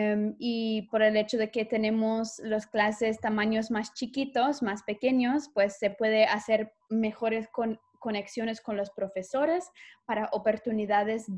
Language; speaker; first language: Spanish; non-native, fluent; English